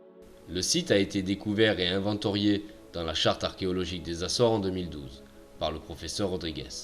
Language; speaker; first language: French; native; French